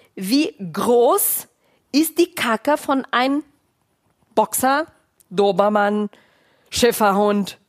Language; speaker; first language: German; non-native, fluent; Portuguese